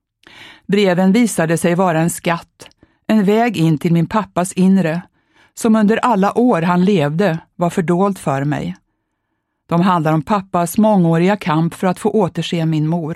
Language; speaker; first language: Swedish; early bilingual, other home language; Hungarian